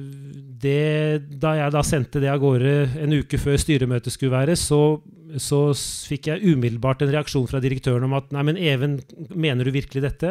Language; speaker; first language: Norwegian; native; Norwegian